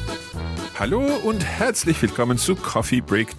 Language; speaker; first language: German; non-native, fluent; English